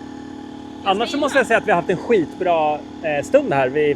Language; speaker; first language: Swedish; native; Swedish